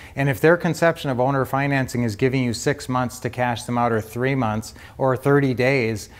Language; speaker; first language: English; native; English